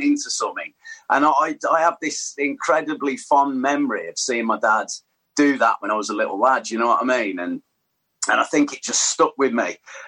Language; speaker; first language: English; native; English